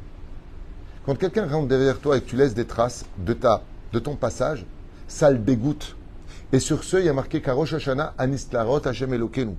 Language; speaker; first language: French; native; French